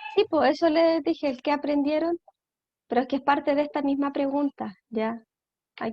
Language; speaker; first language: Spanish; native; Spanish